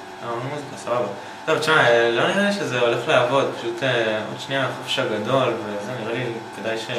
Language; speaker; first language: Hebrew; native; Hebrew